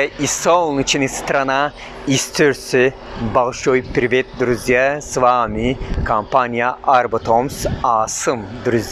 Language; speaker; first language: Russian; non-native, learner; Turkish